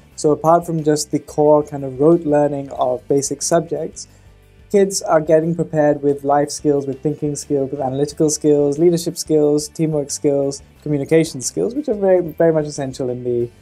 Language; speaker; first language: English; native; English